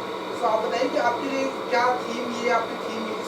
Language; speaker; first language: Hindi; native; Hindi